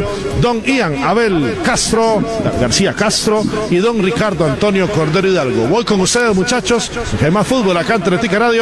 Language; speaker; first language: Spanish; native; Spanish